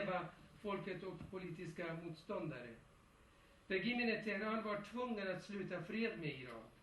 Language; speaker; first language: Swedish; non-native, fluent; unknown